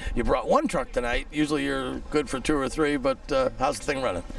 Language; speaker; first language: English; native; English